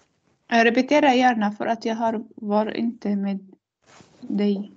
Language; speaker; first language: Swedish; non-native, learner; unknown